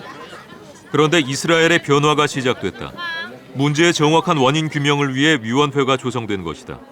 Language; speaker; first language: Korean; native; Korean